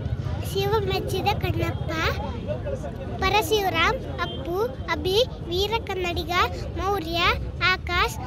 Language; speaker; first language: Kannada; native; Kannada